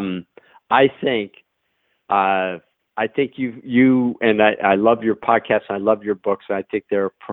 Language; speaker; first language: English; native; English